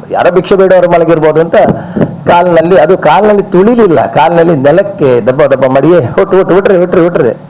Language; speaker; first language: Kannada; non-native, local second language; Malayalam